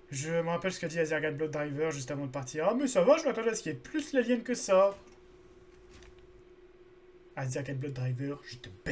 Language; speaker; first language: French; native; French